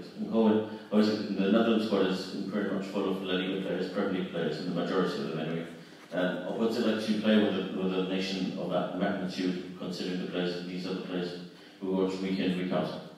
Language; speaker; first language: English; early bilingual, other home language; Spanish